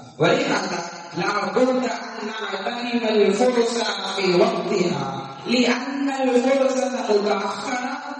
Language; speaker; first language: Arabic; non-native, learner; Tamil